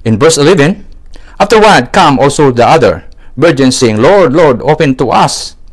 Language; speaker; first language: English; non-native, local second language; Filipino